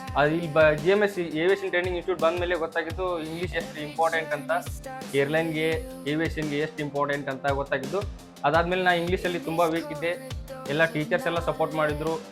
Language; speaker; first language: Kannada; native; Kannada